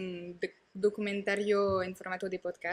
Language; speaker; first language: Spanish; non-native, learner; French